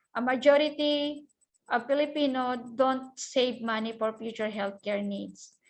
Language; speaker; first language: English; non-native, local second language; Filipino